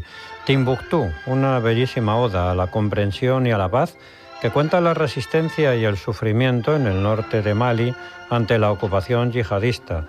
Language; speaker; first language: Spanish; native; Spanish